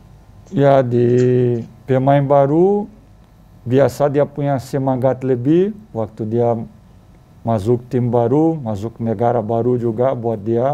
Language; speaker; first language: Indonesian; non-native, fluent; Portuguese